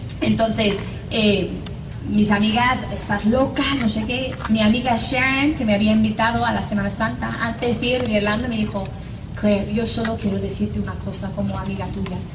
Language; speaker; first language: Spanish; non-native, fluent; English